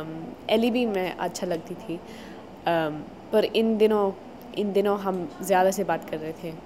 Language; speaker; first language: Hindi; non-native, learner; English